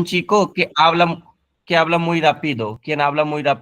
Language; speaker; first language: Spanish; non-native, learner; Hindi